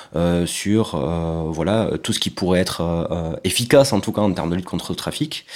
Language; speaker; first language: French; native; French